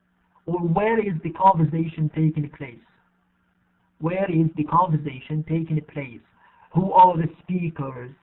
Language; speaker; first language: English; non-native, fluent; Arabic